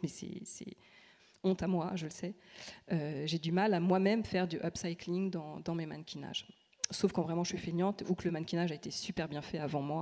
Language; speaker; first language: French; native; French